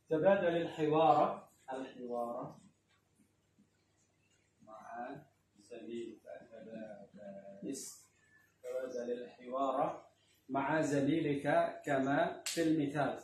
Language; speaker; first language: Arabic; non-native, fluent; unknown